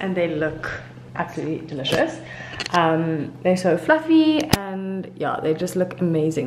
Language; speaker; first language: English; native; English